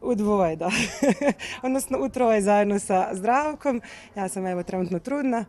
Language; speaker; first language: Croatian; native; Croatian